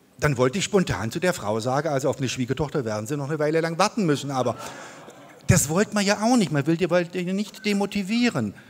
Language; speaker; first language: German; native; German